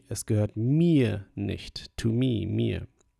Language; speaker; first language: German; non-native, fluent; English